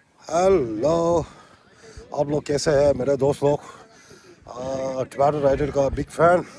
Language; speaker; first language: Hindi; non-native, local second language; Tibetan